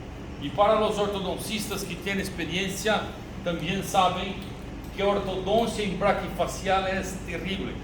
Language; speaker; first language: Spanish; non-native, learner; Portuguese